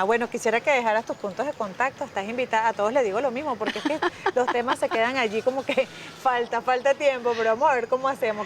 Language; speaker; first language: Spanish; native; Spanish